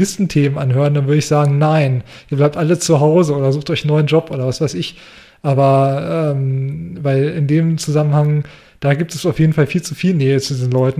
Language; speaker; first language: German; native; German